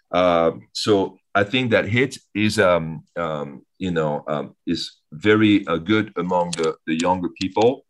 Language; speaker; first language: English; early bilingual, other home language; French